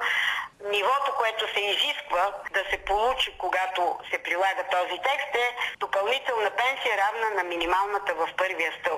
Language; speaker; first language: Bulgarian; native; Bulgarian